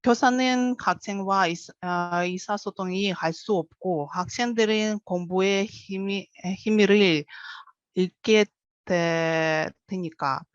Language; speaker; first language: Korean; non-native, fluent; Russian